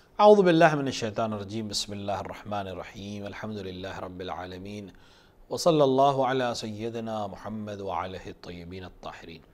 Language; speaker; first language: Urdu; native; Urdu